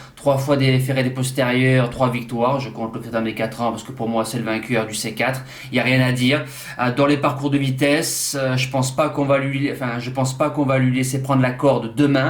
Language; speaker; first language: French; native; French